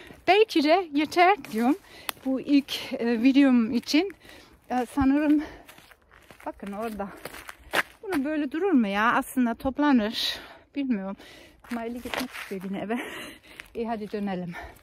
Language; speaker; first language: Turkish; non-native, fluent; German